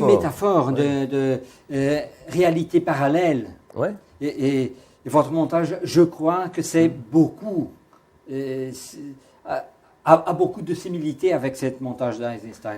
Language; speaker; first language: French; non-native, fluent; Portuguese